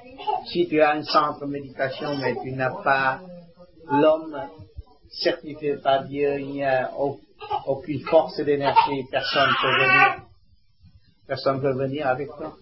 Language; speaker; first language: French; non-native, learner; Vietnamese